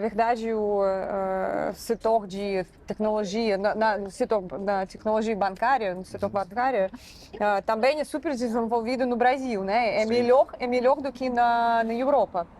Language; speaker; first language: Portuguese; non-native, fluent; Russian